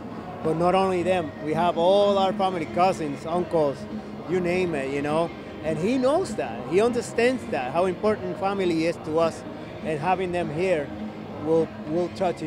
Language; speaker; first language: English; non-native, fluent; Spanish